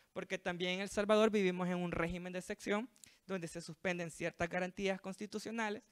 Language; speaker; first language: Spanish; native; Spanish